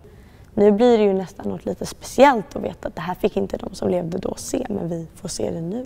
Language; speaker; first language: Swedish; native; Swedish